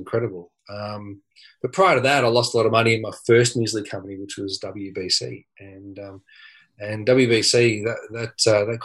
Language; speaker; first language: English; native; English